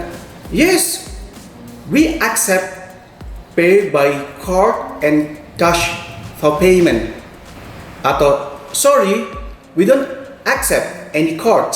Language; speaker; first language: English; non-native, fluent; Indonesian